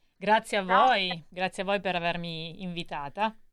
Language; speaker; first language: Italian; native; Italian